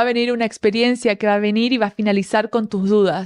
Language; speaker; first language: Spanish; native; Spanish